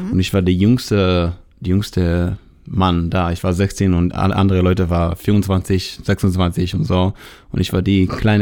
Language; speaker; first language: German; non-native, learner; Hebrew